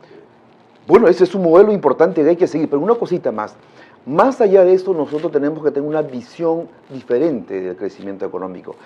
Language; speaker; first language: Spanish; non-native, local second language; Shipibo-Conibo